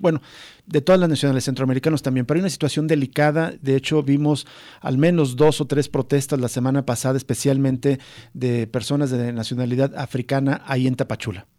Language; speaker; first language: Spanish; native; Spanish